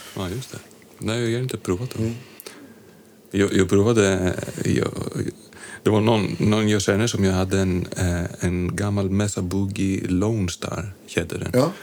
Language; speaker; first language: Swedish; non-native, fluent; Greek